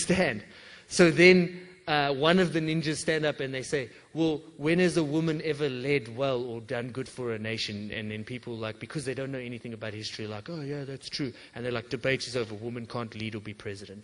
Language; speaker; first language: English; native; English